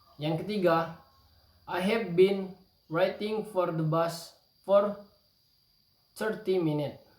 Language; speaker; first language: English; non-native, learner; Indonesian